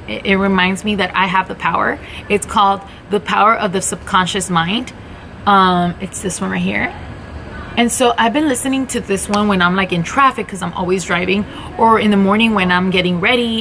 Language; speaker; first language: English; early bilingual, other home language; Spanish